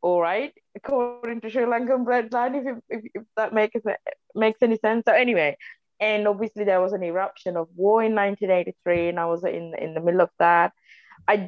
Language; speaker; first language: English; non-native, local second language; Sinhala